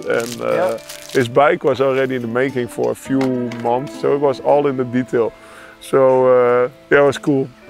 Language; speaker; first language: English; non-native, fluent; Dutch